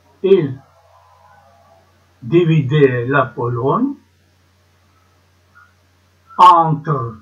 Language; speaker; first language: French; non-native, learner; Ukrainian